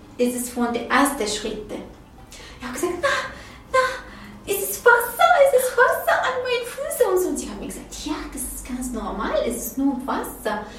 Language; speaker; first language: German; non-native, learner; Arabic